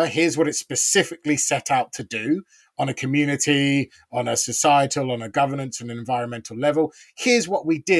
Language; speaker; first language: English; native; English